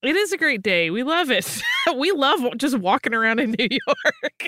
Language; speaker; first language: English; native; English